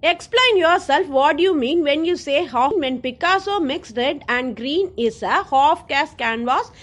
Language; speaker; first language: English; non-native, local second language; Tamil